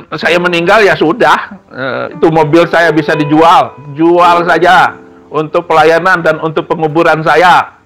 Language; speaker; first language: Indonesian; non-native, local second language; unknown